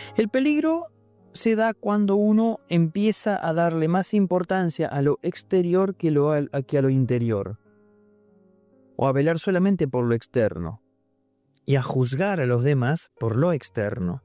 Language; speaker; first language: Spanish; native; Spanish